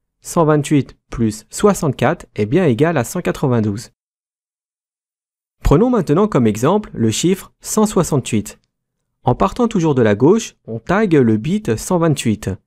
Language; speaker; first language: French; native; French